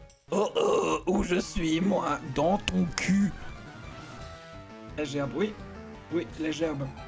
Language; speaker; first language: French; native; French